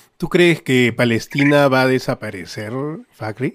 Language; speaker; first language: Spanish; native; Spanish